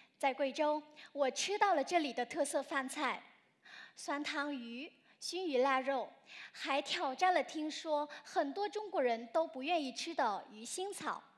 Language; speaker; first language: Chinese; non-native, fluent; Vietnamese